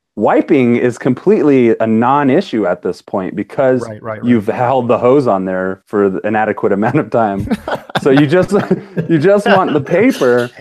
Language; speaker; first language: English; native; English